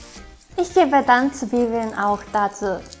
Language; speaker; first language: German; non-native, learner; Japanese